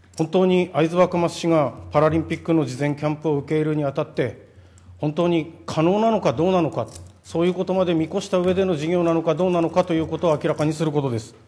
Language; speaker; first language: Japanese; native; Japanese